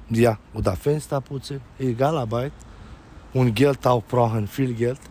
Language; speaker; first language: German; non-native, learner; Romanian